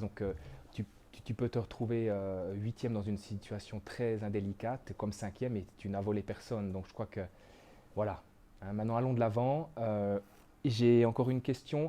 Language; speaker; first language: French; native; French